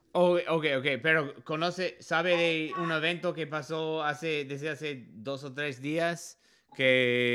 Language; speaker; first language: Spanish; non-native, learner; English